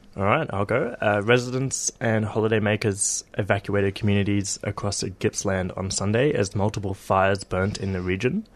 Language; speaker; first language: English; native; English